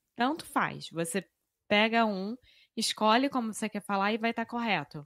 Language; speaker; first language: Portuguese; native; Portuguese